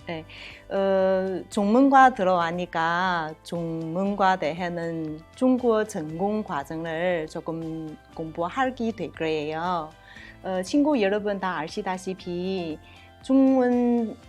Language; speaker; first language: Korean; non-native, learner; Chinese